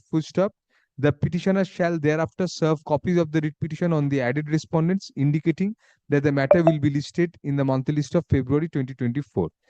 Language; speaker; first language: English; non-native, local second language; Bangla